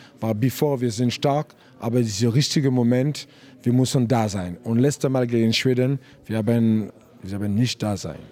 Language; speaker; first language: German; non-native, learner; French